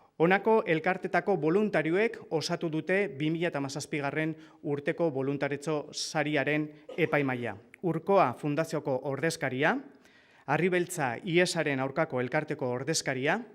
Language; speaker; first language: Basque; native; Basque